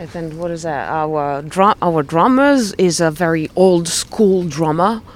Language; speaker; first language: English; non-native, fluent; Italian